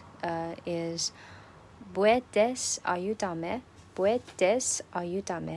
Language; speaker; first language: Spanish; non-native, learner; Chinese